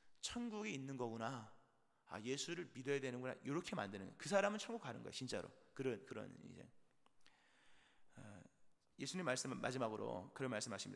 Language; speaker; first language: Korean; native; Korean